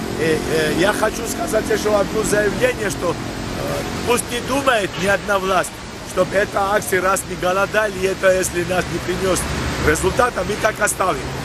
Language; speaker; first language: Russian; non-native, local second language; Georgian